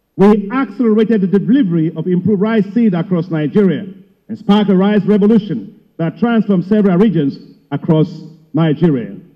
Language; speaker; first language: English; non-native, local second language; Yoruba